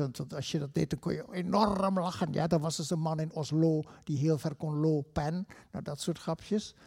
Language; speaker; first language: Dutch; native; Dutch